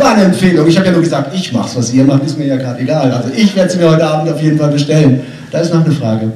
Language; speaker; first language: German; native; German